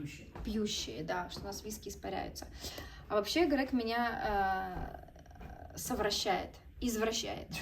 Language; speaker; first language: Russian; native; Russian